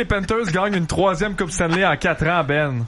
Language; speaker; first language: French; native; French